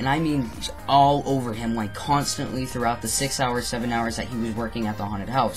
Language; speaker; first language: English; native; English